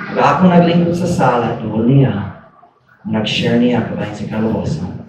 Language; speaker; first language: Cebuano; non-native, fluent; English